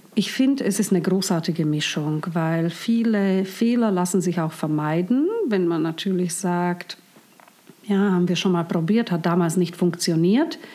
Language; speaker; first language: German; non-native, fluent; Slovak